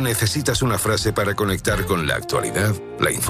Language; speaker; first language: Spanish; native; Spanish